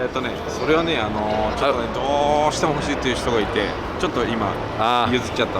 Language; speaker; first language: Japanese; native; Japanese